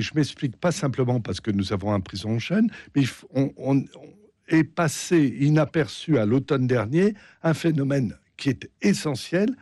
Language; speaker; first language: French; native; French